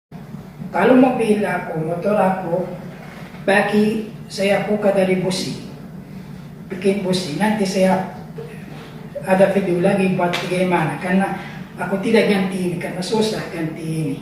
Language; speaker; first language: Indonesian; non-native, learner; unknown